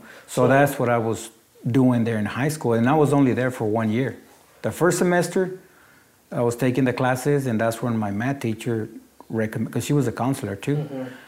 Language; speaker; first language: English; non-native, fluent; Spanish